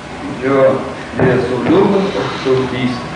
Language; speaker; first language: Swedish; non-native, learner; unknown